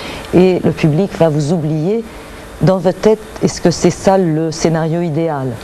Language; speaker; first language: French; native; French